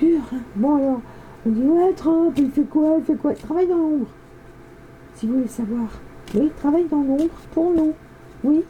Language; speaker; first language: French; native; French